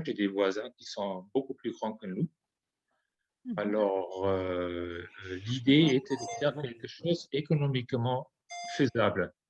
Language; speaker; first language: French; non-native, fluent; German